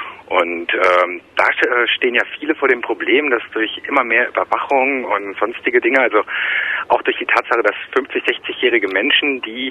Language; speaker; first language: German; native; German